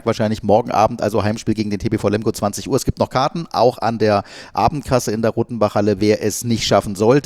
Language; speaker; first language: German; native; German